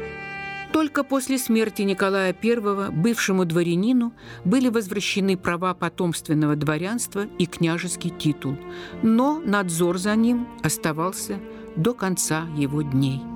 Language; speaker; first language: Russian; native; Russian